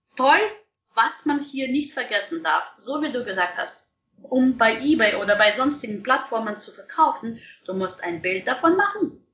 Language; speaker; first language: German; non-native, fluent; Russian